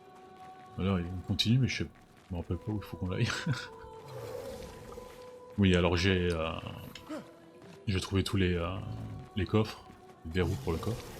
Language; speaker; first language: French; native; French